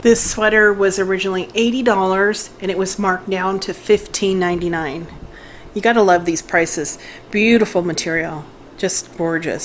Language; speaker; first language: English; native; English